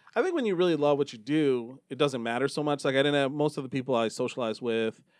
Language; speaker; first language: English; native; English